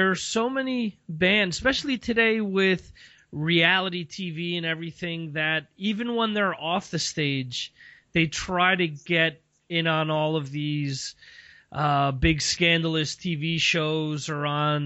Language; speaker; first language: English; native; English